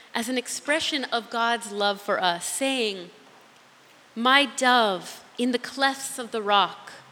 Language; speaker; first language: English; native; English